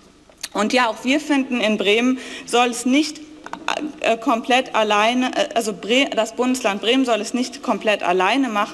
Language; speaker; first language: German; native; German